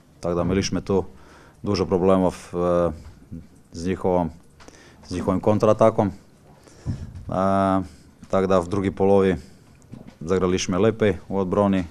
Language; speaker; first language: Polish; non-native, learner; Serbian